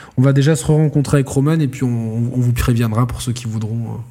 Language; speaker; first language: French; native; French